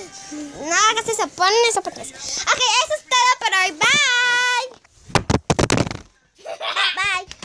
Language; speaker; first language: Spanish; early bilingual, heritage; Spanish